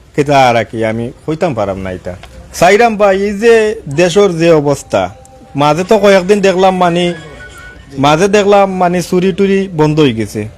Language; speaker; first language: Bangla; non-native, local second language; Sylheti